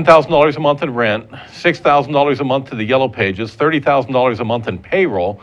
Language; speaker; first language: English; native; English